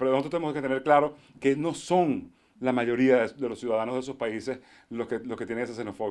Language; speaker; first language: Spanish; native; Spanish